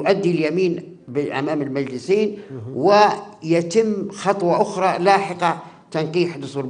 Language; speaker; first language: Arabic; native; Arabic